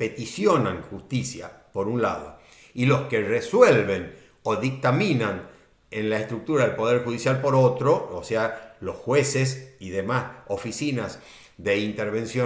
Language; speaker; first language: Spanish; native; Spanish